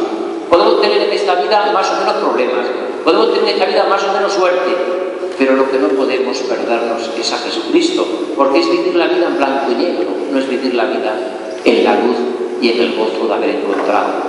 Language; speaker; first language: Spanish; native; Spanish